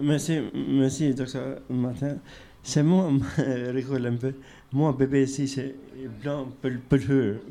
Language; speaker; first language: French; non-native, learner; Albanian